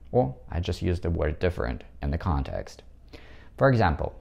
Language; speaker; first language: English; non-native, fluent; Russian